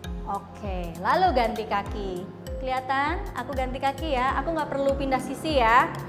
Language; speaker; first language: Indonesian; native; Indonesian